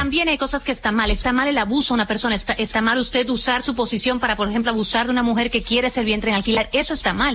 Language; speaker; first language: Spanish; native; Spanish